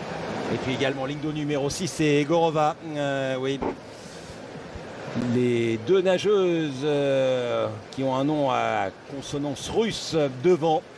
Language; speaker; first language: French; native; French